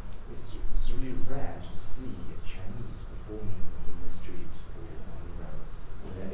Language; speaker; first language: English; non-native, fluent; Chinese